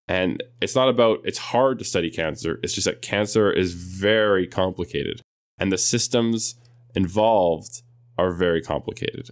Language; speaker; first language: English; native; English